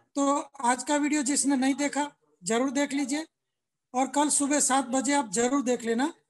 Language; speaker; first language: Hindi; non-native, local second language; Gujarati